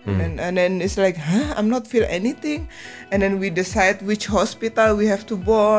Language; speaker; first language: English; non-native, learner; Indonesian